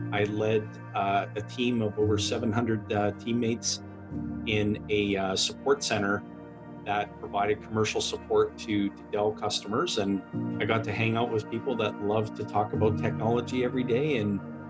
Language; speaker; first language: English; native; English